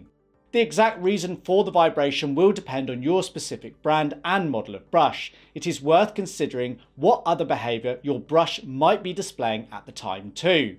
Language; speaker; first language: English; native; English